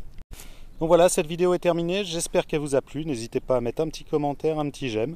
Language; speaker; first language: French; native; French